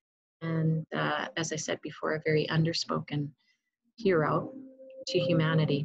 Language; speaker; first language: English; native; English